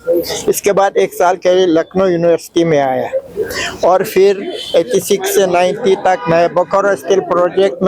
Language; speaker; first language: Hindi; non-native, fluent; Uzbek